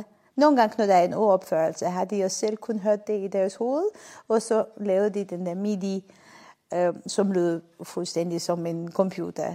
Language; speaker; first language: Danish; non-native, fluent; Armenian